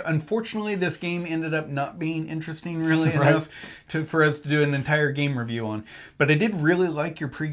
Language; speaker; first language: English; native; English